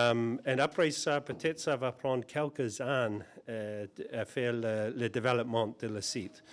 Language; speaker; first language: French; non-native, learner; English